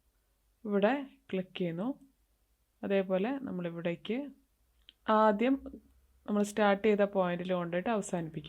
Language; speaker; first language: Malayalam; native; Malayalam